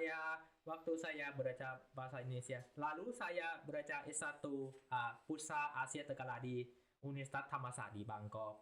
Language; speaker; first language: Indonesian; non-native, learner; Thai